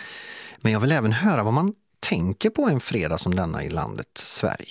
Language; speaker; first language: Swedish; native; Swedish